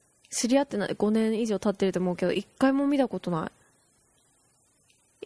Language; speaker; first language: Japanese; native; Japanese